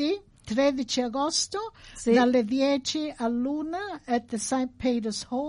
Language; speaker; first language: Italian; early bilingual, heritage; English